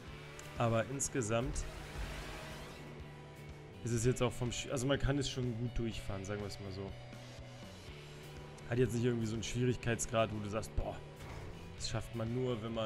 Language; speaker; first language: German; native; German